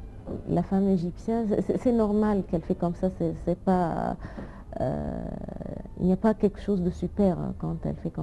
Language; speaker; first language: French; non-native, fluent; Arabic